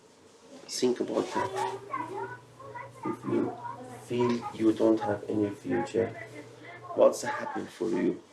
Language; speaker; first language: English; non-native, learner; Persian